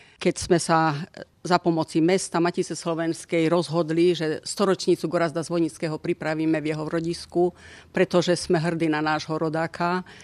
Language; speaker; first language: Slovak; native; Slovak